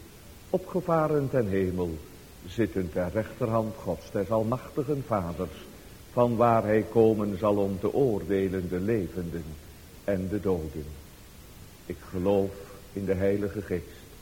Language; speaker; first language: Dutch; native; Dutch